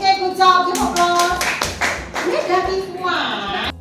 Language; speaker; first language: English; non-native, fluent; Javanese